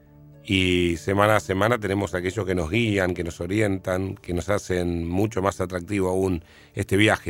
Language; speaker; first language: Spanish; native; Spanish